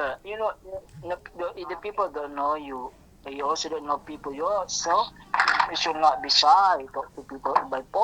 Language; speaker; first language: English; non-native, learner; Indonesian